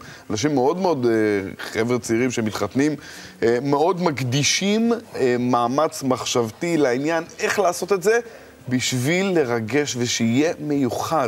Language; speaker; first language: Hebrew; native; Hebrew